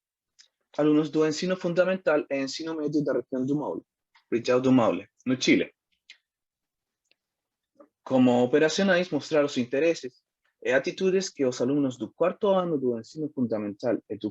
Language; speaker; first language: Portuguese; non-native, learner; Spanish